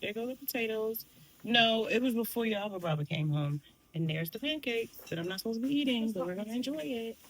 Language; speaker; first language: English; native; English